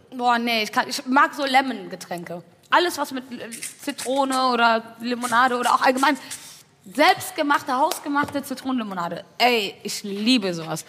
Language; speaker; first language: German; early bilingual, other home language; Tigrinya